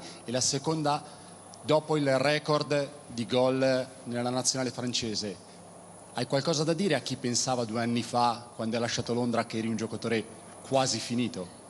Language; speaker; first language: Italian; native; Italian